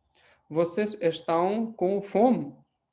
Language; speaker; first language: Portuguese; non-native, fluent; Hindi